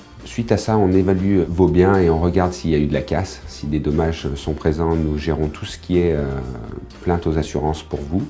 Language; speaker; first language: French; native; French